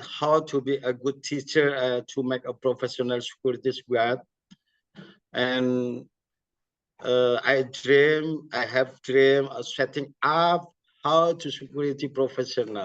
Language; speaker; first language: English; non-native, learner; Indonesian